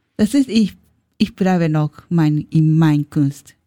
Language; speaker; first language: German; non-native, learner; Japanese